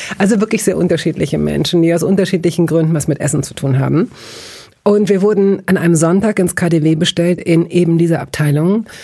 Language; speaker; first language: German; native; German